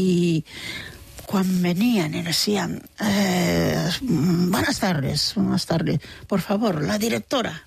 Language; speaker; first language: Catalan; non-native, fluent; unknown